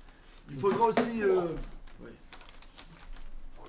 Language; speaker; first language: French; native; French